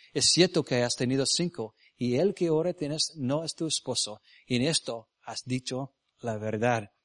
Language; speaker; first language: Spanish; early bilingual, heritage; Spanish